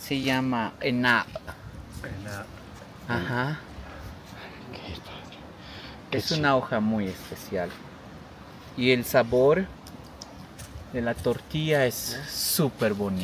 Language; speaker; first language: Spanish; non-native, local second language; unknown